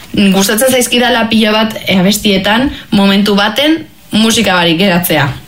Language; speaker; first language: Basque; non-native, local second language; Spanish